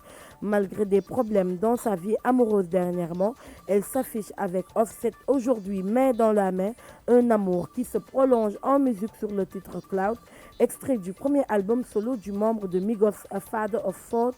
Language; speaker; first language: French; non-native, local second language; Wolof